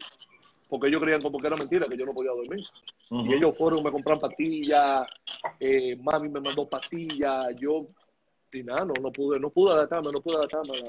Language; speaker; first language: Spanish; native; Spanish